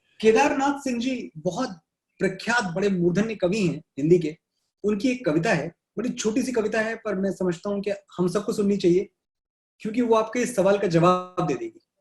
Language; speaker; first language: Hindi; native; Hindi